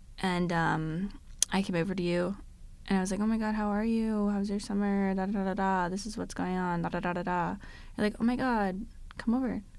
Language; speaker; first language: English; native; English